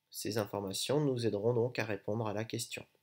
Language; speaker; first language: French; native; French